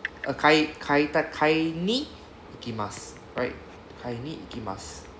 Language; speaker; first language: Japanese; non-native, fluent; English